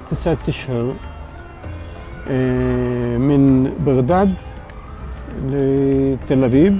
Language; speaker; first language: Arabic; early bilingual, heritage; Arabic